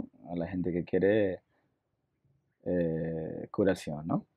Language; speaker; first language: Spanish; non-native, local second language; Shipibo-Conibo